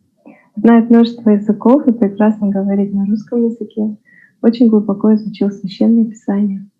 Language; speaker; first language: Russian; native; Russian